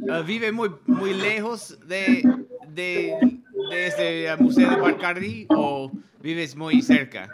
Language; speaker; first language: Spanish; non-native, learner; English